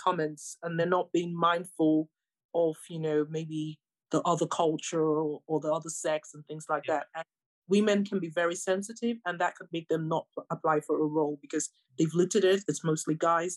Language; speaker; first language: English; native; English